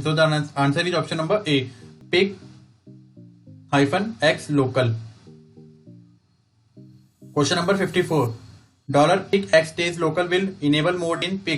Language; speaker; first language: English; non-native, local second language; Hindi